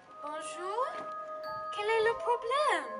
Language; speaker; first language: French; non-native, learner; English